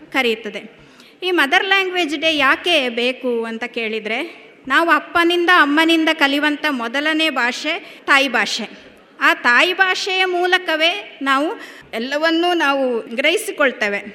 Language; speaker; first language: Kannada; native; Kannada